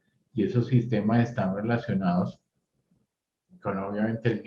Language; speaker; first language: Spanish; native; Spanish